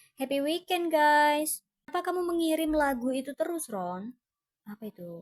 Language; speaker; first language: Indonesian; non-native, fluent; Thai